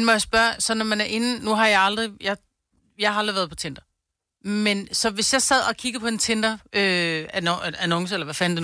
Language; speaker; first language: Danish; native; Danish